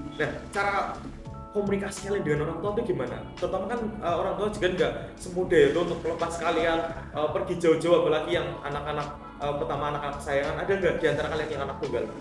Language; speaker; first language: Indonesian; native; Indonesian